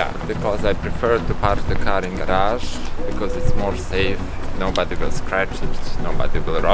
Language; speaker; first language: English; non-native, fluent; Serbian